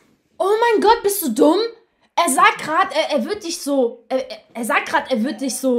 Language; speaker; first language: German; early bilingual, other home language; Albanian